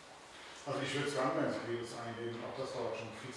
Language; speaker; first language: German; native; German